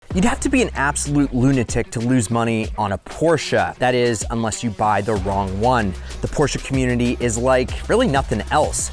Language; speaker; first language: English; native; English